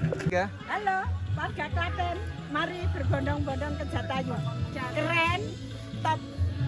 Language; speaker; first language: Indonesian; native; Indonesian